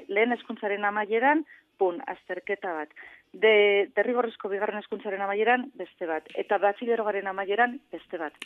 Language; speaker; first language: Basque; non-native, local second language; Spanish